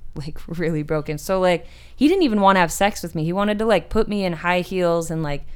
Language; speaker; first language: English; native; English